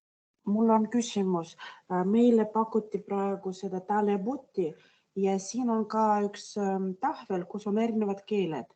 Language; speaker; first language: Estonian; non-native, local second language; Russian